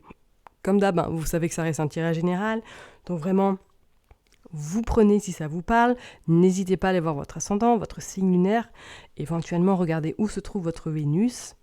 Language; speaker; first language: French; native; French